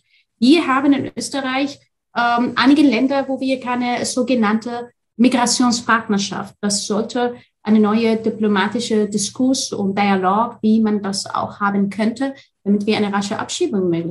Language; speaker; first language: German; non-native, fluent; Arabic